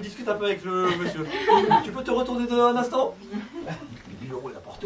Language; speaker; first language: French; native; French